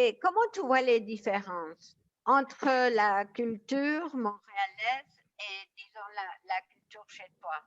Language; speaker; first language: French; non-native, fluent; Spanish